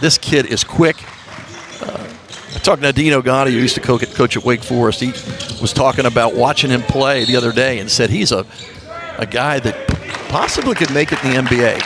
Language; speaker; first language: English; native; English